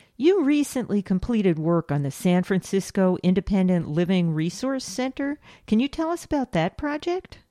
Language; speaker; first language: English; native; English